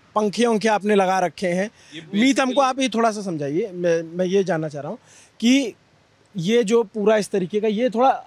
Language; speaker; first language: Hindi; native; Hindi